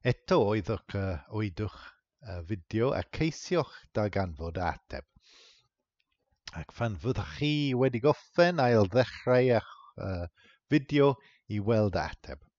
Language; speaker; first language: Welsh; non-native, fluent; English